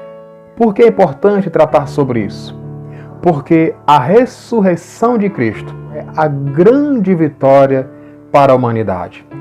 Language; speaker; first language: Portuguese; native; Portuguese